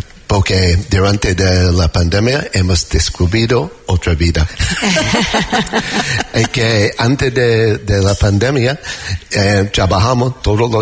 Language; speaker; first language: Spanish; non-native, learner; English